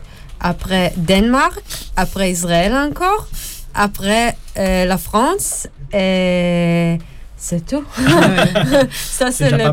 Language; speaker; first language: French; non-native, learner; Hebrew